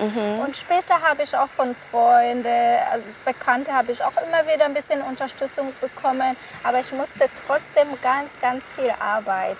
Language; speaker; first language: German; non-native, fluent; Kinyarwanda